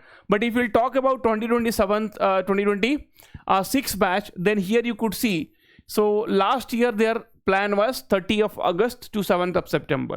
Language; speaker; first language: English; non-native, local second language; Hindi